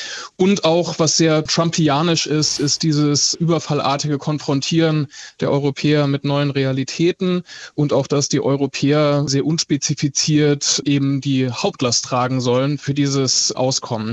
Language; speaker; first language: German; native; German